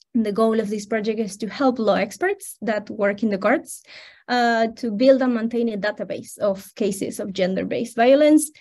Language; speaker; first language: English; non-native, fluent; Spanish